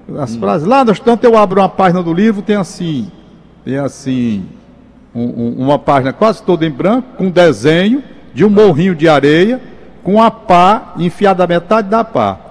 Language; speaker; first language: Portuguese; native; Portuguese